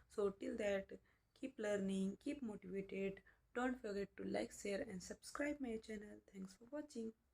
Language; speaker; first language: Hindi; native; Hindi